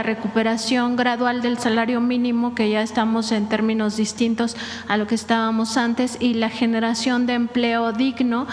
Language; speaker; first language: Spanish; native; Spanish